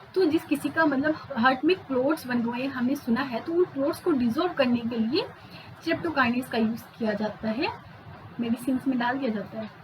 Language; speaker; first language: Hindi; native; Hindi